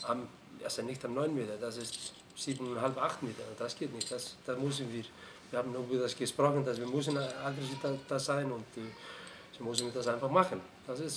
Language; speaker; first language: German; non-native, fluent; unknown